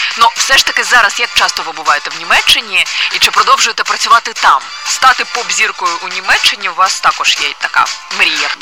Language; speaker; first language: Ukrainian; native; Ukrainian